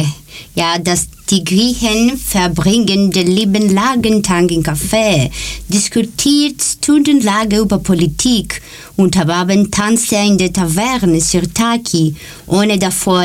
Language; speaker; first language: German; non-native, learner; Greek